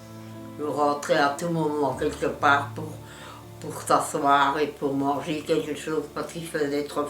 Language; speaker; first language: French; non-native, local second language; Ukrainian